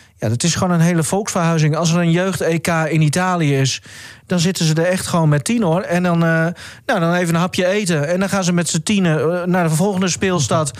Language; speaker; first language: Dutch; native; Dutch